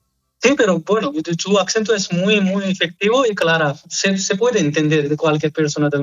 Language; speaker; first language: Spanish; non-native, learner; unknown